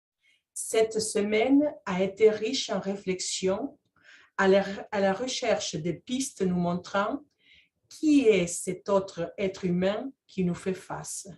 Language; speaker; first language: French; non-native, fluent; Spanish